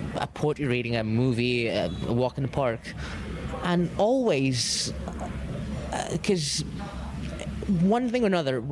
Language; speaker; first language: English; early bilingual, other home language; Arabic